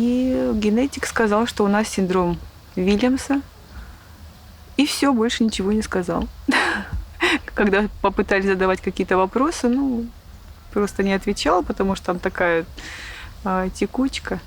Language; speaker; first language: Russian; native; Russian